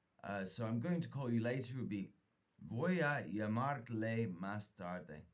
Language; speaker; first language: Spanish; non-native, fluent; English